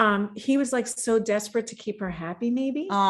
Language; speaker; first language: English; native; English